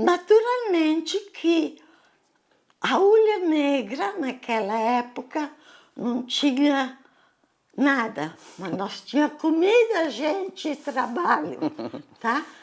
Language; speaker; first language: Portuguese; early bilingual, other home language; Italian